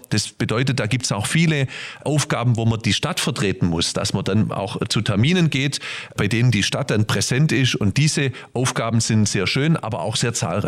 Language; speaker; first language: German; native; German